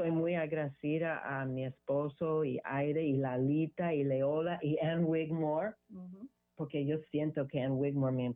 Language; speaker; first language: Spanish; non-native, learner; English